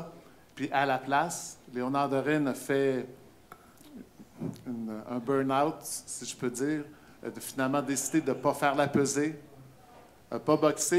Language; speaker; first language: French; native; French